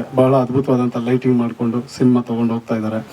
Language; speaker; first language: Kannada; native; Kannada